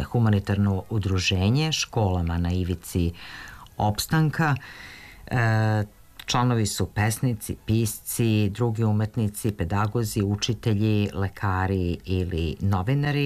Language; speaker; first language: Serbian; native; Serbian